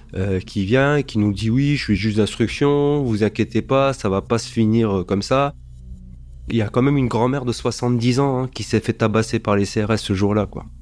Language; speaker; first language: French; native; French